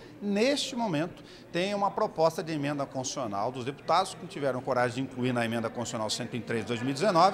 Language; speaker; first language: Portuguese; native; Portuguese